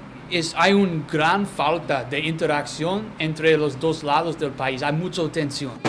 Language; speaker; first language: Spanish; non-native, fluent; English